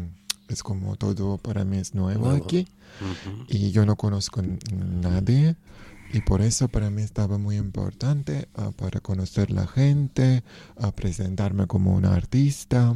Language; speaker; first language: Spanish; non-native, learner; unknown